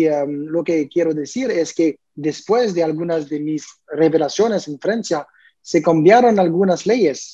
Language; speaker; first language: Spanish; non-native, learner; French